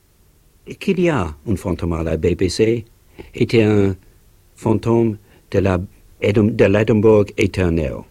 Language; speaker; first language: French; non-native, learner; English